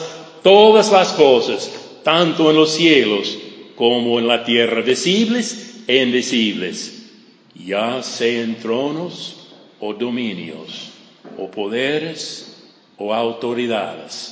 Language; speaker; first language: Spanish; non-native, fluent; English